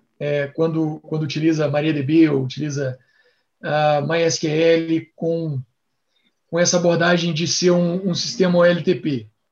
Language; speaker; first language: Portuguese; native; Portuguese